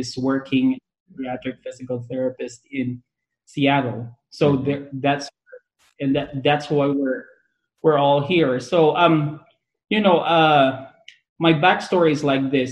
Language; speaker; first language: English; non-native, local second language; Pangasinan